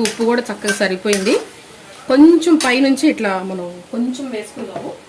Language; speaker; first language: Telugu; non-native, local second language; Lambadi